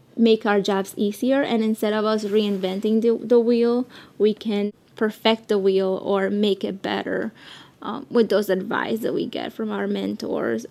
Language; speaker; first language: English; early bilingual, other home language; Spanish